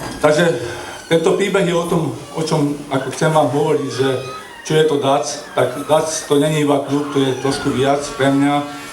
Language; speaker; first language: Slovak; non-native, local second language; Hungarian